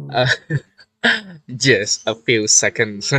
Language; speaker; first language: English; non-native, learner; Indonesian